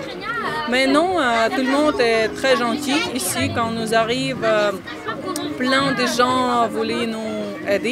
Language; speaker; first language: French; non-native, learner; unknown